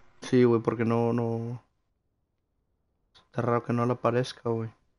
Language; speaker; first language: Spanish; early bilingual, heritage; Spanish